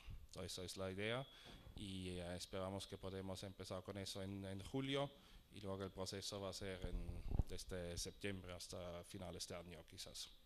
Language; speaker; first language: Spanish; non-native, fluent; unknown